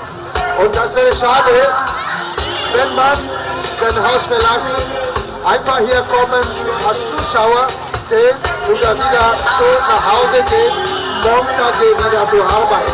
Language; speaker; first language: German; non-native, learner; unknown